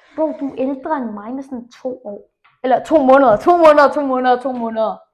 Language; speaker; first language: Danish; early bilingual, other home language; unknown